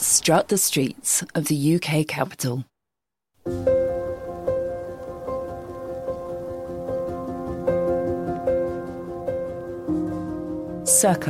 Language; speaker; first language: English; native; English